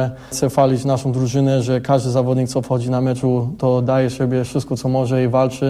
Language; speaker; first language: Polish; early bilingual, heritage; Polish